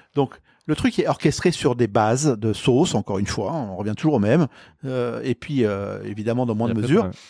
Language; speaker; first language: French; native; French